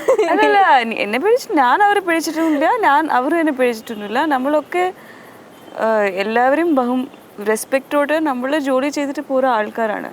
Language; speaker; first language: Malayalam; non-native, fluent; Tamil